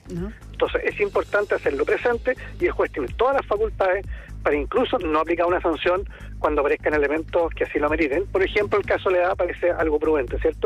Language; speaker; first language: Spanish; native; Spanish